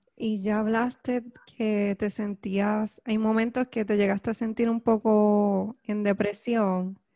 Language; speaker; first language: Spanish; native; Spanish